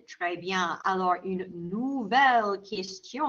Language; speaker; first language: French; non-native, fluent; English